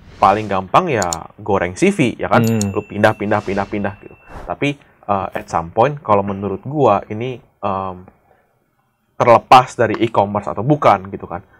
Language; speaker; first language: Indonesian; native; Indonesian